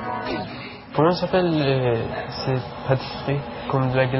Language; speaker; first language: French; non-native, learner; Persian